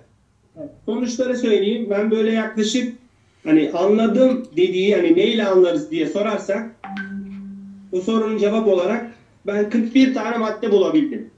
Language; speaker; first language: Turkish; native; Turkish